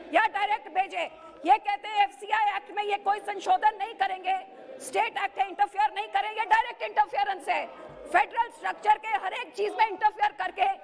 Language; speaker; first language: Hindi; non-native, local second language; Punjabi